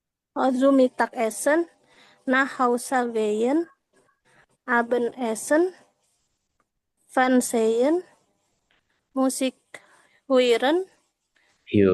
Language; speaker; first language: German; non-native, learner; Indonesian